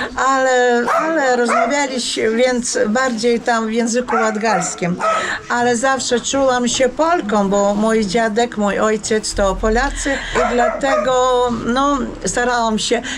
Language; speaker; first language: Polish; non-native, learner; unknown